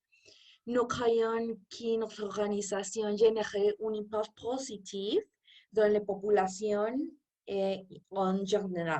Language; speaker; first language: French; non-native, learner; Spanish